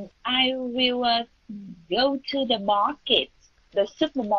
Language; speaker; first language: English; non-native, learner; Vietnamese